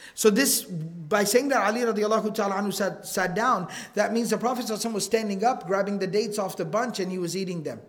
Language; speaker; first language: English; native; English